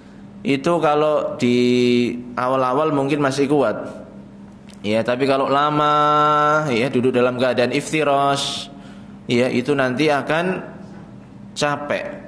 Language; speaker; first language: Indonesian; native; Indonesian